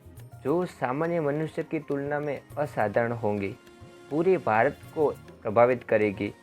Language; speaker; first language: Hindi; native; Hindi